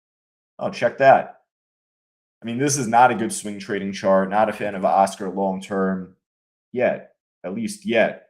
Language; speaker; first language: English; native; English